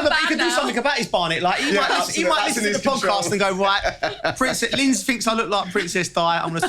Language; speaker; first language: English; native; English